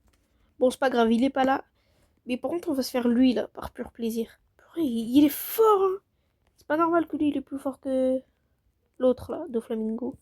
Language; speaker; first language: French; native; French